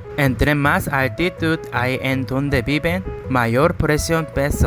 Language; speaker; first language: Spanish; non-native, learner; Korean